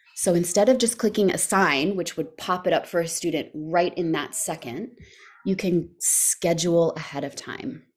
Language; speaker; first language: English; native; English